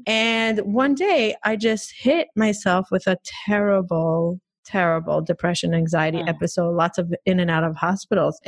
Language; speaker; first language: English; non-native, fluent; Hebrew